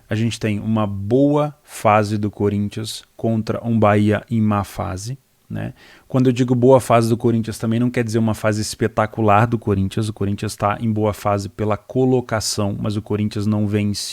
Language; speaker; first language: Portuguese; native; Portuguese